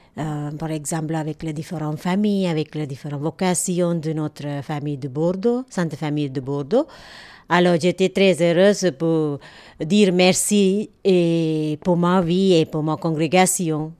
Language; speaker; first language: French; non-native, learner; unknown